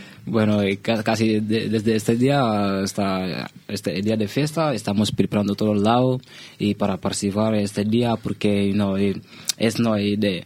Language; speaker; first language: Spanish; non-native, learner; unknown